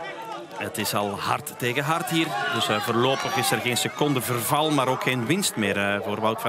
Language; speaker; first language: Dutch; native; Dutch